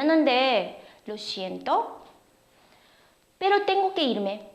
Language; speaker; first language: Spanish; non-native, fluent; Korean